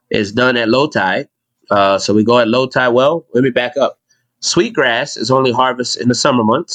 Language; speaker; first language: English; native; English